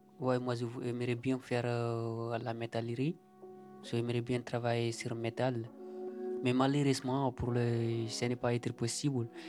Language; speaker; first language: French; non-native, learner; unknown